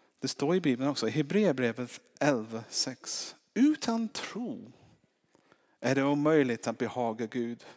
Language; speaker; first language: Swedish; non-native, fluent; English